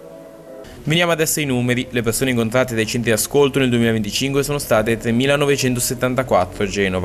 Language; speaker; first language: Italian; native; Italian